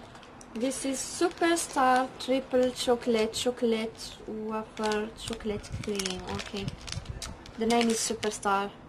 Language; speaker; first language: English; non-native, learner; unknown